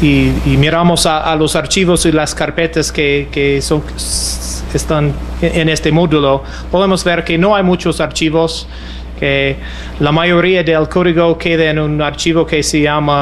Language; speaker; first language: Spanish; non-native, fluent; English